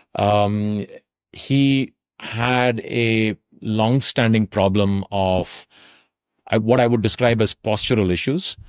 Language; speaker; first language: English; non-native, local second language; Tamil